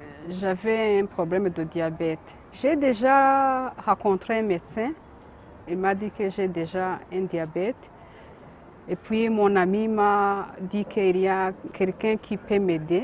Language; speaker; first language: French; non-native, local second language; Kinyarwanda